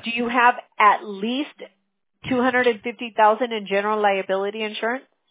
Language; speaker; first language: English; early bilingual, other home language; Spanish